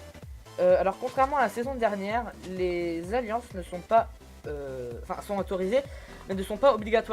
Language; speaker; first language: French; native; French